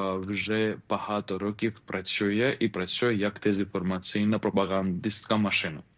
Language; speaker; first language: Ukrainian; non-native, fluent; Georgian